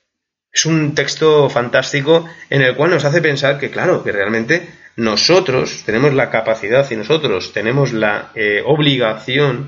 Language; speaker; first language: Spanish; native; Spanish